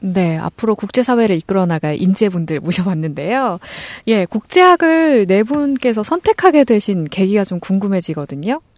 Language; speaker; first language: Korean; native; Korean